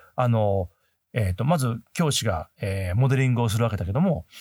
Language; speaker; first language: Japanese; native; Japanese